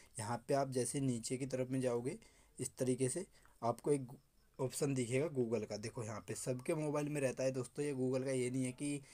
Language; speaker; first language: Hindi; native; Hindi